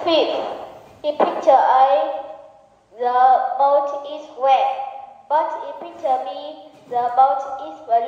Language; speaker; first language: English; non-native, learner; Vietnamese